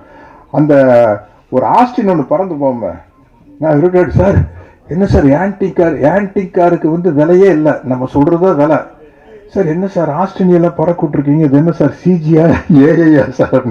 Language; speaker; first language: Tamil; native; Tamil